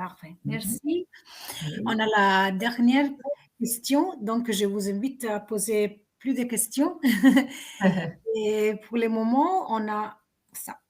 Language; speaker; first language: French; non-native, fluent; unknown